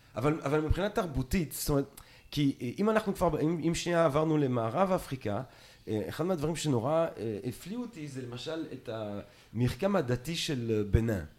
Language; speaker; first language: Hebrew; early bilingual, other home language; French